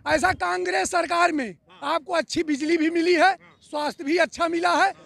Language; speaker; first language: Hindi; native; Hindi